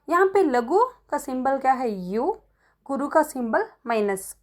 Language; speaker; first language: Hindi; non-native, local second language; Kannada